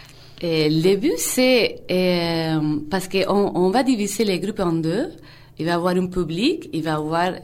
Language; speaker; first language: French; non-native, fluent; Spanish